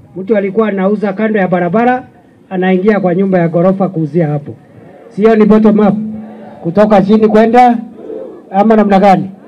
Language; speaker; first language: Swahili; non-native, local second language; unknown